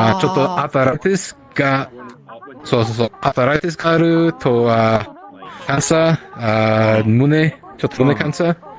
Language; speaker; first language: Japanese; non-native, learner; Spanish